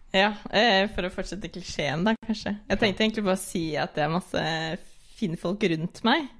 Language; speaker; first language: Norwegian; early bilingual, other home language; English